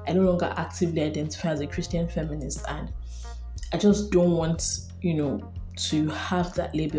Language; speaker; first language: English; non-native, local second language; Igbo